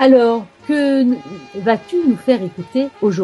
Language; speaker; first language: French; native; French